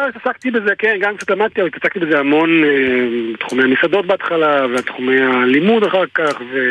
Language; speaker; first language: Hebrew; native; Hebrew